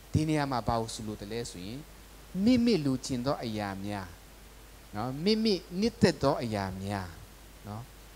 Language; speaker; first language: Burmese; non-native, local second language; Tedim Chin